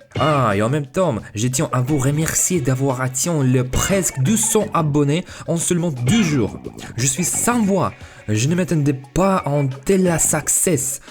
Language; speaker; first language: French; non-native, fluent; Russian